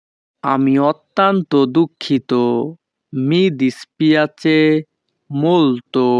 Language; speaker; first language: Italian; non-native, fluent; Bangla